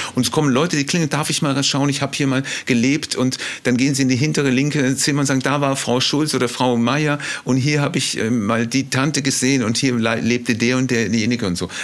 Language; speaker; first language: German; native; German